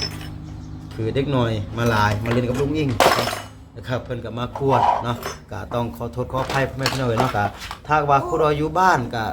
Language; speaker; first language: Thai; non-native, local second language; Lao